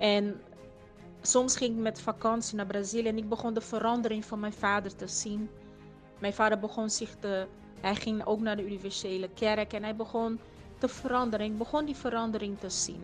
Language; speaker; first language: Dutch; early bilingual, other home language; Portuguese